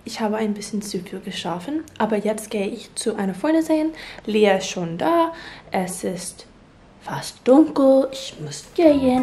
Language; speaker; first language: German; non-native, learner; English